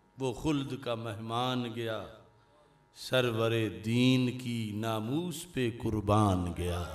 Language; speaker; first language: Urdu; non-native, local second language; Punjabi